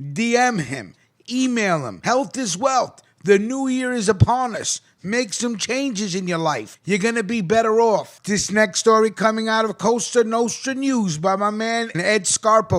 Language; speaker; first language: English; native; English